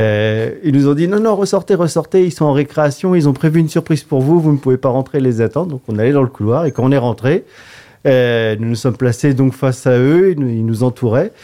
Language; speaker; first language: French; native; French